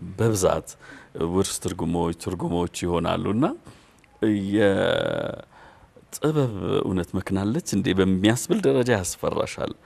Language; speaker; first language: Amharic; native; Amharic